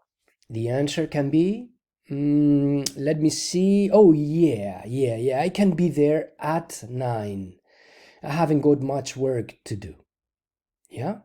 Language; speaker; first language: English; non-native, fluent; Spanish